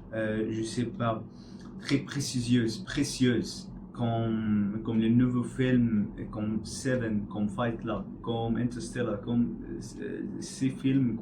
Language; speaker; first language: French; non-native, learner; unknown